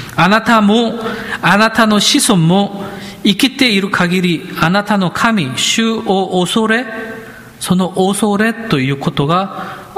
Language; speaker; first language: Japanese; non-native, fluent; Korean